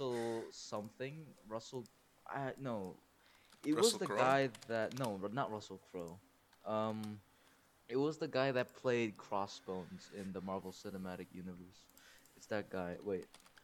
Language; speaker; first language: English; non-native, fluent; Korean